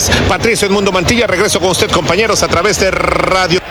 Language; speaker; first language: Spanish; native; Spanish